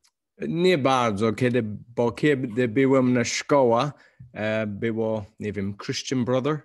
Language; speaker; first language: Polish; non-native, learner; English